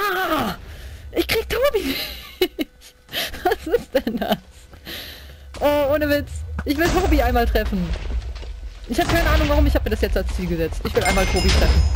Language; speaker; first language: German; native; German